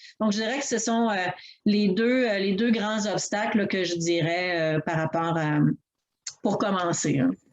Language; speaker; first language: French; native; French